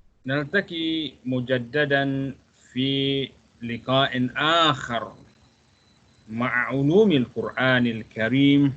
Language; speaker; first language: Arabic; non-native, fluent; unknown